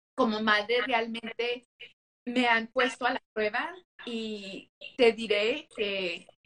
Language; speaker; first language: Spanish; early bilingual, heritage; Spanish